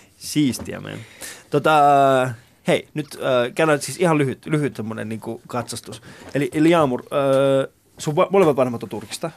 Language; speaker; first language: Finnish; early bilingual, other home language; Persian